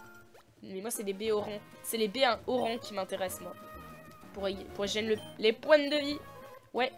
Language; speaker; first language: French; native; French